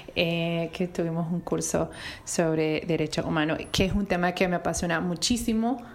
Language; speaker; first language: Spanish; native; Spanish